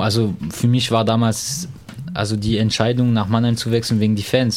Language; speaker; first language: German; non-native, fluent; French